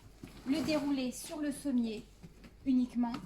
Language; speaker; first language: French; native; French